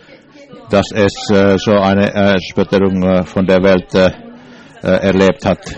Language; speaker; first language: German; non-native, learner; English